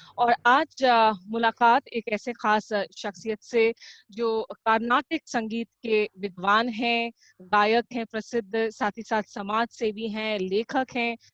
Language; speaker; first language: Hindi; native; Hindi